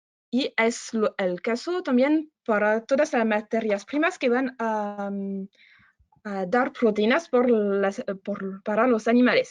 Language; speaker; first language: Spanish; non-native, fluent; French